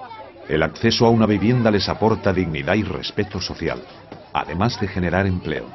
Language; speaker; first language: Spanish; native; Spanish